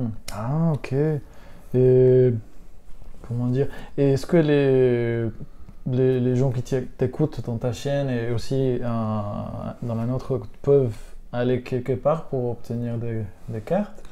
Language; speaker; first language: French; non-native, learner; Spanish